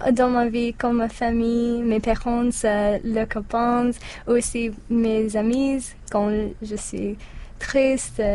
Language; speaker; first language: French; non-native, learner; English